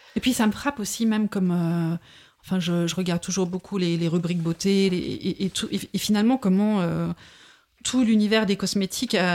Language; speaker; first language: French; native; French